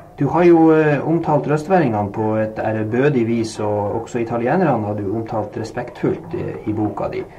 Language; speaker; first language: Norwegian; native; Norwegian